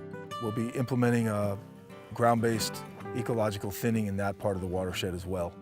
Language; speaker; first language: English; native; English